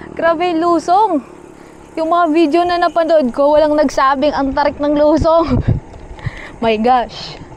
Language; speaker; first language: Filipino; native; Filipino